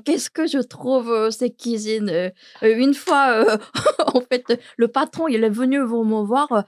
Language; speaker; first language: French; non-native, learner; Korean